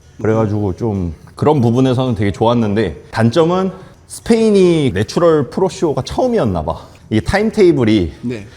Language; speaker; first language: Korean; native; Korean